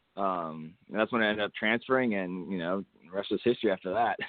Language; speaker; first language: English; native; English